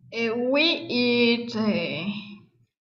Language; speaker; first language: English; non-native, learner; Spanish